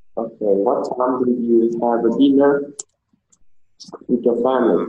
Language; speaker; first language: English; non-native, learner; Vietnamese